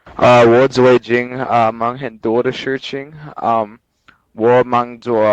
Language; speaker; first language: Chinese; non-native, learner; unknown